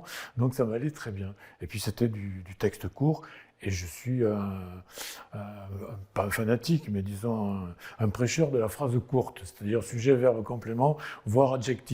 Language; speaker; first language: French; native; French